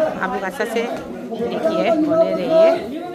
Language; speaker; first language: Hindi; non-native, local second language; Adi